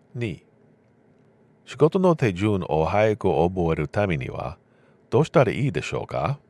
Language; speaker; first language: Japanese; non-native, learner; English